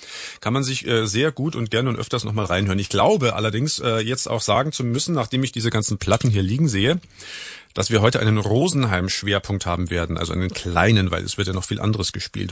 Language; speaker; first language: German; native; German